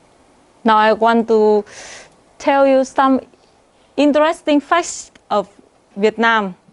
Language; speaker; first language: English; non-native, learner; Vietnamese